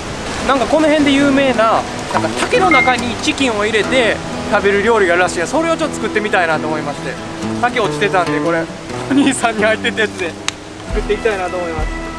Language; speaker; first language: Japanese; native; Japanese